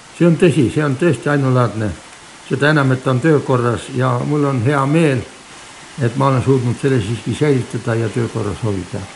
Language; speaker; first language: Estonian; native; Estonian